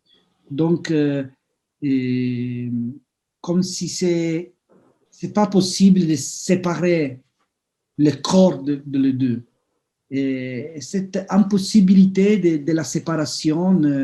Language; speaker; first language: French; non-native, fluent; Italian